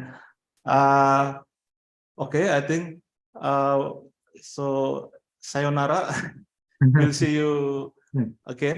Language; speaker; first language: English; non-native, fluent; Indonesian